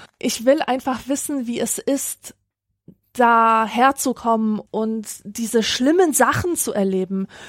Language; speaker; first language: German; early bilingual, other home language; Polish